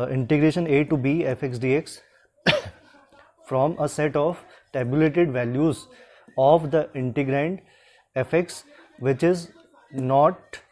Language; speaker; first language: Hindi; native; Hindi